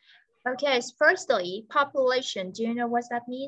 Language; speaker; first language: English; non-native, fluent; Vietnamese